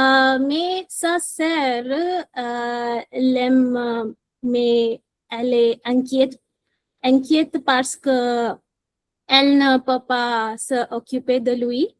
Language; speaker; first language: French; non-native, learner; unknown